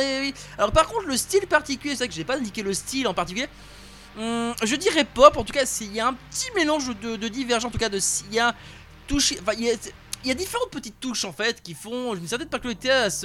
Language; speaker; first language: French; native; French